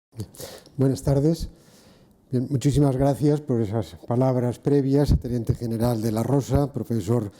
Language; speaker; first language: Spanish; native; Spanish